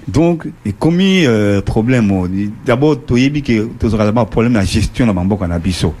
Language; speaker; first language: French; non-native, local second language; Lingala